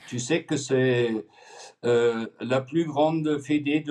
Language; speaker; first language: French; non-native, fluent; German